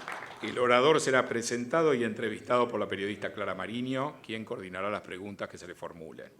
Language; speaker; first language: Spanish; native; Spanish